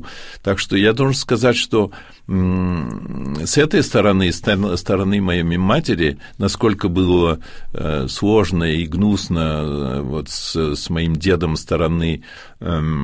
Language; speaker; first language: Russian; early bilingual, heritage; Russian